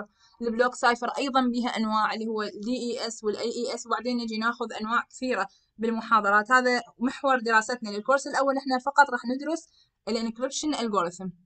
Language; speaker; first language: Arabic; native; Arabic